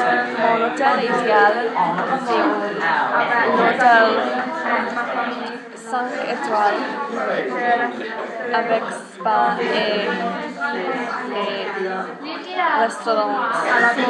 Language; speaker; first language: French; non-native, learner; English